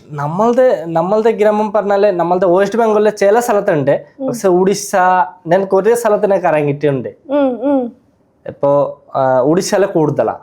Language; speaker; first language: Malayalam; non-native, local second language; Bangla